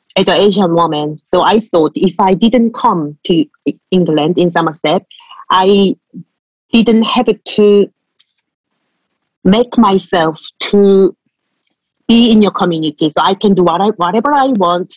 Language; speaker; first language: English; non-native, fluent; Korean